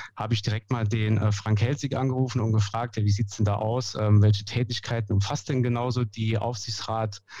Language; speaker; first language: German; native; German